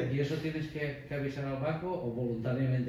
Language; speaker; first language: Spanish; native; Spanish